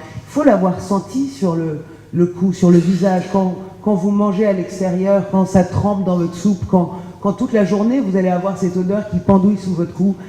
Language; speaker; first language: French; early bilingual, other home language; Persian